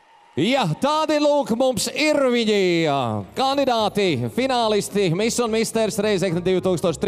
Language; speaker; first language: Latvian; native; Latvian